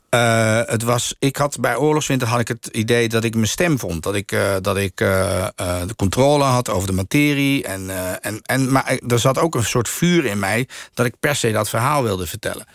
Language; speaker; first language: Dutch; native; Dutch